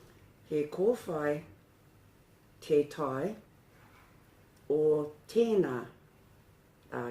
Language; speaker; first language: Māori; non-native, learner; English